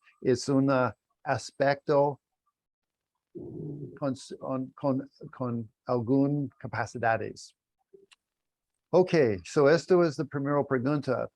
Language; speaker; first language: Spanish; non-native, learner; English